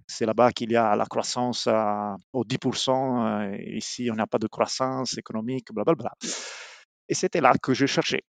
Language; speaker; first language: French; non-native, fluent; Italian